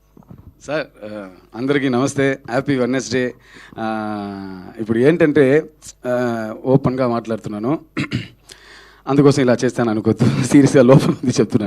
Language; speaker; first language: Telugu; early bilingual, other home language; Tamil